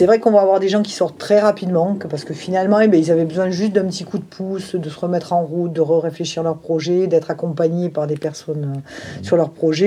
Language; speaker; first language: French; native; French